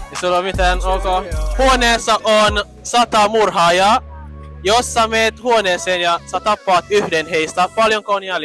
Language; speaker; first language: Finnish; non-native, learner; English